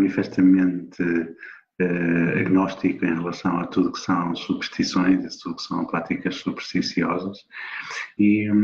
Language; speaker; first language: Portuguese; native; Portuguese